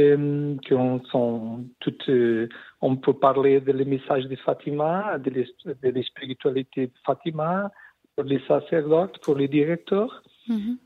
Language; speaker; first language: French; non-native, learner; Portuguese